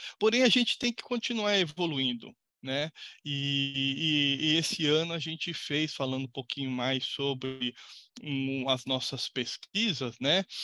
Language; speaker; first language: Portuguese; native; Portuguese